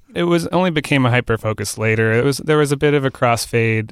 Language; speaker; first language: English; native; English